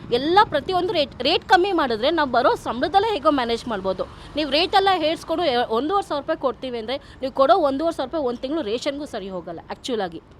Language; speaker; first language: Kannada; native; Kannada